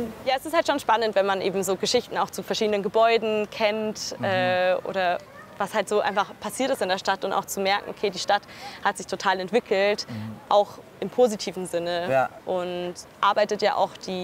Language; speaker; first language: German; native; German